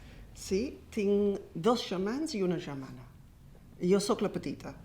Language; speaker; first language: Catalan; non-native, fluent; English